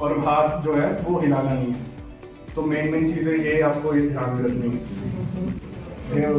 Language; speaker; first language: Hindi; native; Hindi